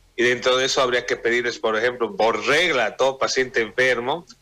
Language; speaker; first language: Spanish; native; Spanish